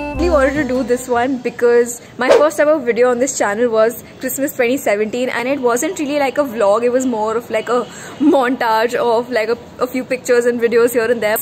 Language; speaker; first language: English; non-native, local second language; Hindi